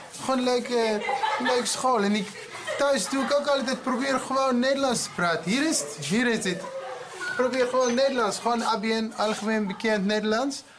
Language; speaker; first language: Dutch; non-native, fluent; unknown